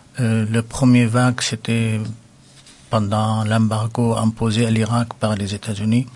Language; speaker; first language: French; non-native, local second language; Arabic